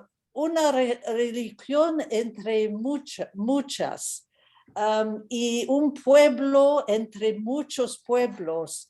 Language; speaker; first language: Spanish; non-native, fluent; English